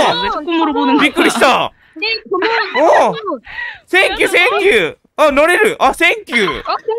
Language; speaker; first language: Japanese; native; Japanese